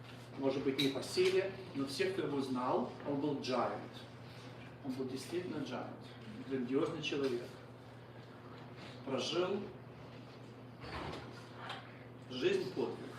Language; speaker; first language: Russian; native; Russian